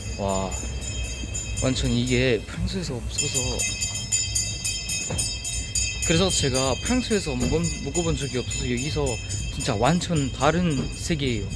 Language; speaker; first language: Korean; non-native, learner; French